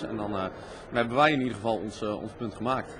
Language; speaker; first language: Dutch; native; Dutch